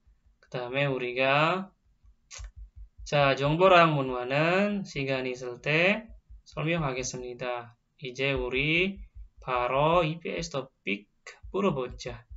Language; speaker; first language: Korean; non-native, fluent; Indonesian